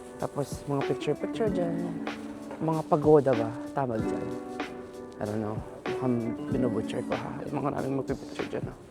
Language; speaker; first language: Filipino; non-native, local second language; Pampanga